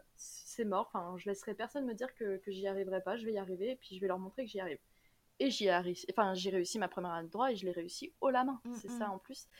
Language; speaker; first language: French; native; French